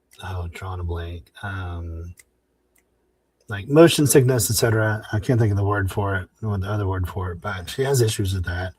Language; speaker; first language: English; native; English